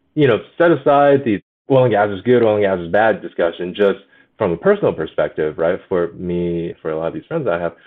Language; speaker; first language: English; early bilingual, other home language; Chinese